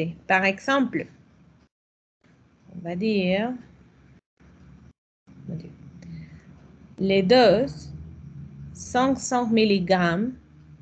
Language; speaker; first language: French; non-native, fluent; Spanish